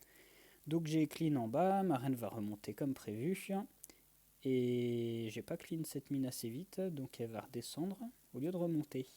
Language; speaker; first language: French; native; French